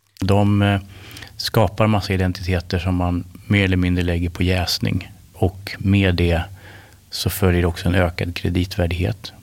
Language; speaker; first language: Swedish; native; Swedish